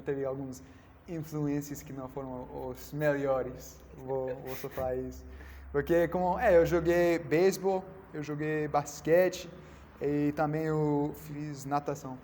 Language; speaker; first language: Portuguese; non-native, learner; English